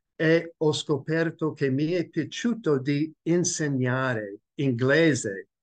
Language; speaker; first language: Italian; non-native, learner; English